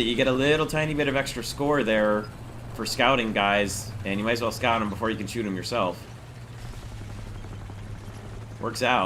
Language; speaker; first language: English; native; English